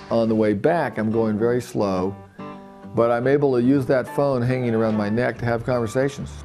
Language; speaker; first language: English; native; English